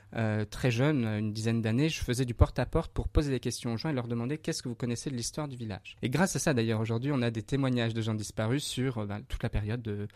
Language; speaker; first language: French; native; French